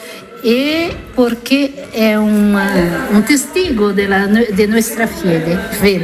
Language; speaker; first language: Spanish; non-native, learner; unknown